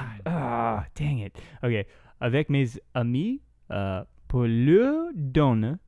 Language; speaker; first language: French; non-native, learner; English